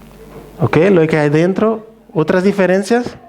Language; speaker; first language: Spanish; non-native, fluent; Portuguese